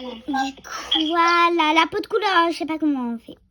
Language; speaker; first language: French; native; French